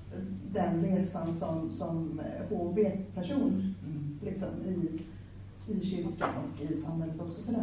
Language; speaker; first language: Swedish; native; Swedish